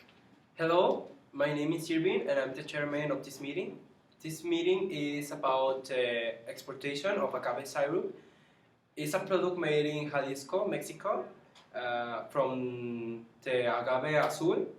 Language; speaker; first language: English; non-native, learner; Spanish